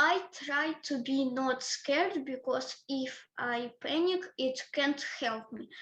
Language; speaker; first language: English; early bilingual, other home language; Ukrainian